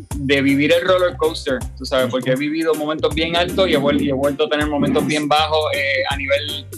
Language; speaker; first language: Spanish; native; Spanish